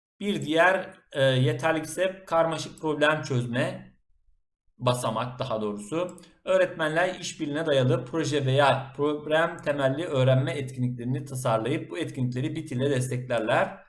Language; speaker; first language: Turkish; native; Turkish